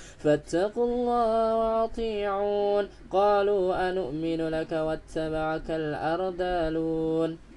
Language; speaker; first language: Arabic; non-native, learner; Indonesian